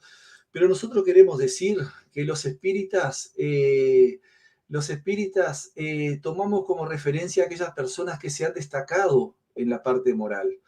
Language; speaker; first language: Spanish; native; Spanish